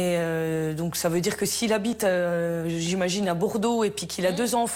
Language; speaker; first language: French; native; French